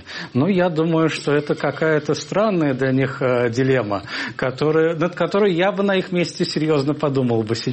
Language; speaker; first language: Russian; native; Russian